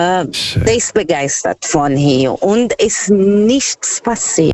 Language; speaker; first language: German; non-native, fluent; Portuguese